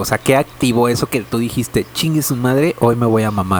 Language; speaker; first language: Spanish; native; Spanish